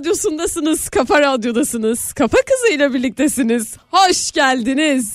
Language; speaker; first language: Turkish; native; Turkish